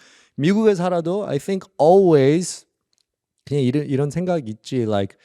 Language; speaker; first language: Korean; early bilingual, heritage; English